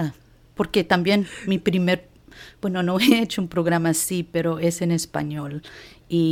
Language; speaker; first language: Spanish; early bilingual, heritage; Spanish